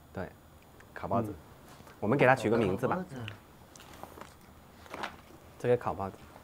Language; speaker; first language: Chinese; native; Chinese